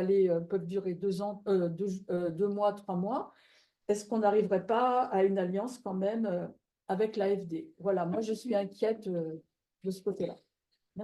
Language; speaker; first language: French; native; French